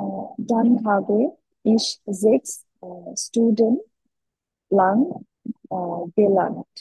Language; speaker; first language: German; non-native, learner; Bangla